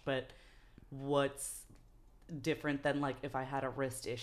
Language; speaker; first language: English; native; English